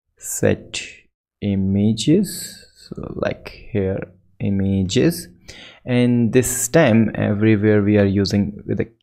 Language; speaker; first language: English; non-native, local second language; Hindi